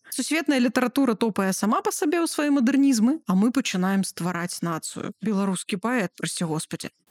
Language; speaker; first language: Belarusian; native; Belarusian